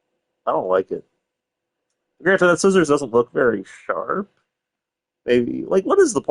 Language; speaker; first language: English; native; English